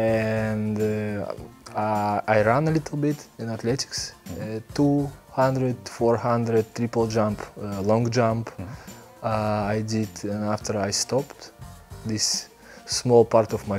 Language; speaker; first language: English; non-native, learner; Belarusian